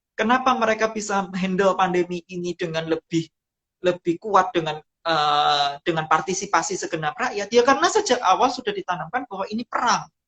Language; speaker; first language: Indonesian; non-native, local second language; Javanese